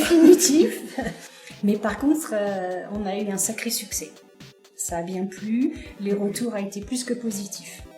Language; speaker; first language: French; native; French